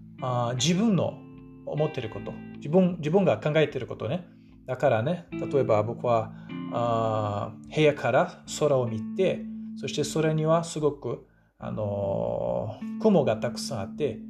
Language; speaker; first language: Japanese; non-native, fluent; Portuguese